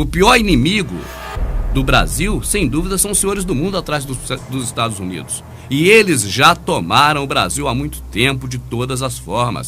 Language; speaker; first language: Portuguese; native; Portuguese